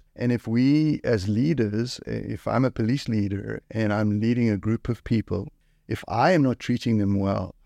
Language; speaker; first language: English; native; English